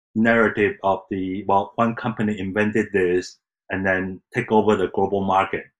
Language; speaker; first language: English; non-native, fluent; Chinese